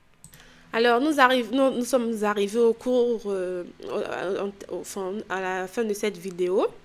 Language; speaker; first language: French; native; French